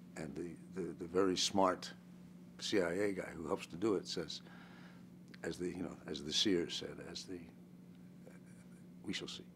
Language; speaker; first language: English; native; English